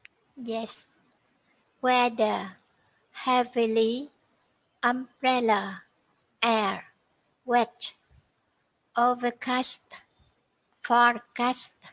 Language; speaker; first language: English; non-native, learner; Vietnamese